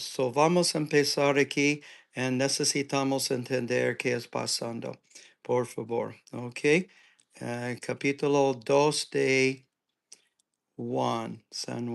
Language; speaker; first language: Spanish; non-native, learner; English